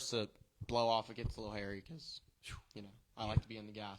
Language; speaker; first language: English; native; English